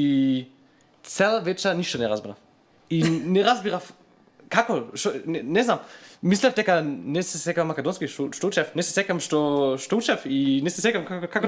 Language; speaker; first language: Macedonian; non-native, learner; German